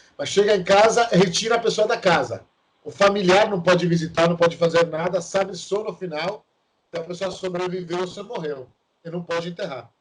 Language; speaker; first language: Portuguese; non-native, fluent; Italian